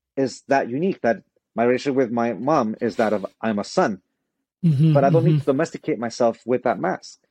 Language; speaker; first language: English; native; English